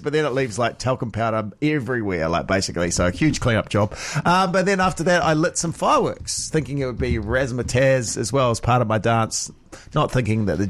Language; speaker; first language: English; native; English